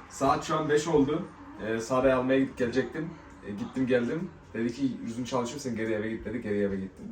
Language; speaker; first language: Turkish; early bilingual, heritage; Turkish